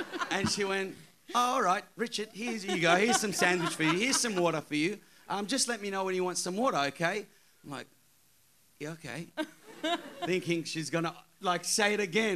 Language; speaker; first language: English; early bilingual, other home language; Arabic